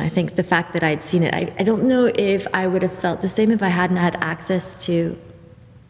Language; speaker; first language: English; native; English